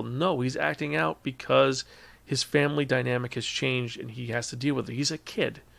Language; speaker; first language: English; native; English